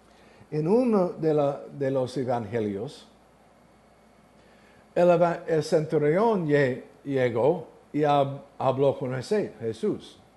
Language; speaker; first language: Spanish; non-native, learner; English